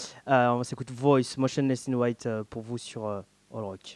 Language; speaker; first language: French; native; French